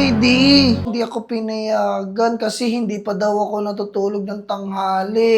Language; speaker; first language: Filipino; native; Filipino